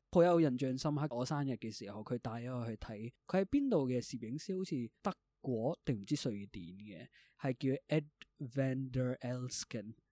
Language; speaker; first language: Cantonese; early bilingual, other home language; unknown